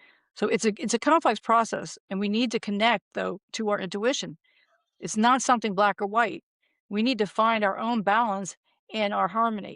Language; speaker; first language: English; native; English